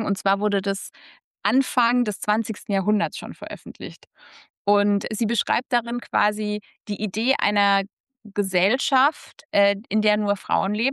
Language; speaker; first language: German; native; German